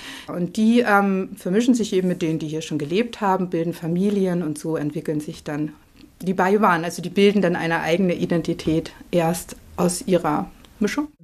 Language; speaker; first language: German; native; German